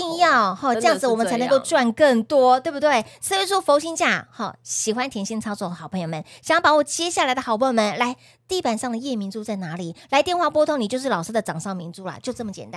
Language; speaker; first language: Chinese; native; Chinese